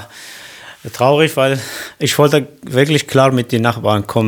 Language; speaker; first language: German; non-native, local second language; Kurdish